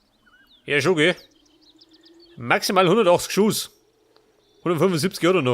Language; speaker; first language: German; native; German